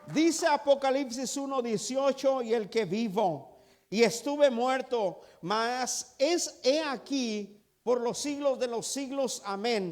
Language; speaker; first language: Spanish; native; Spanish